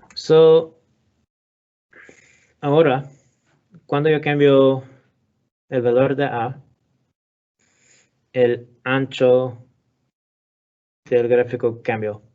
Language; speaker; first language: Spanish; non-native, learner; English